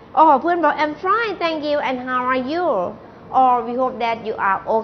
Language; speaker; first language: English; non-native, learner; Thai